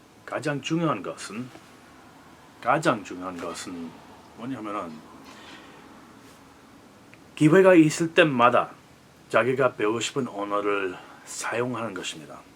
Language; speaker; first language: Korean; non-native, fluent; English